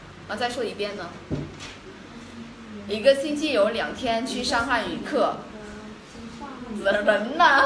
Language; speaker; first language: Chinese; non-native, fluent; Vietnamese